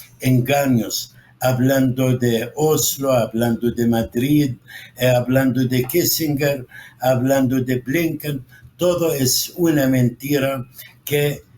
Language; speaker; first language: Spanish; non-native, fluent; Arabic